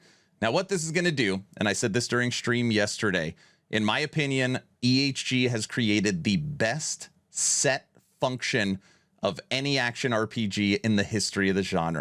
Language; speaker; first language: English; native; English